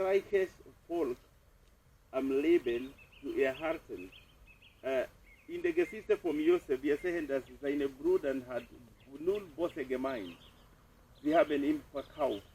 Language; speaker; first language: German; non-native, fluent; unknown